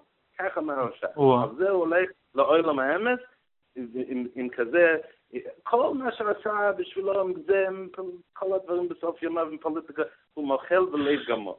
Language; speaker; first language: Hebrew; non-native, learner; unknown